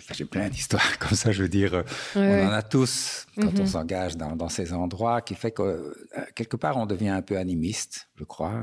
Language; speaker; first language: French; native; French